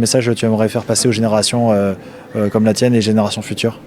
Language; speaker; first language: French; native; French